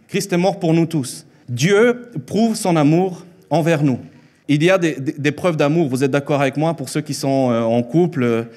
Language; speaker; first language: French; early bilingual, other home language; Spanish